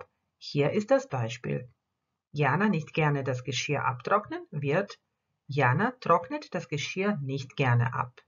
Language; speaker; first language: German; non-native, fluent; Croatian